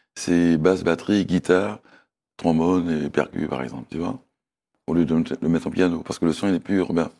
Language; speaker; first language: French; native; French